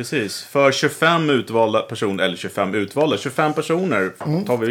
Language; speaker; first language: Swedish; native; Swedish